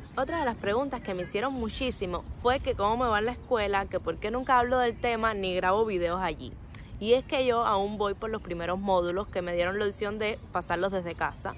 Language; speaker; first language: Spanish; native; Spanish